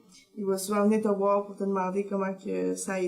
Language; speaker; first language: French; native; French